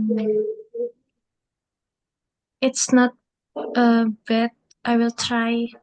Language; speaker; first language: English; non-native, learner; Indonesian